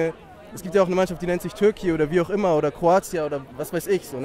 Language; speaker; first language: German; native; German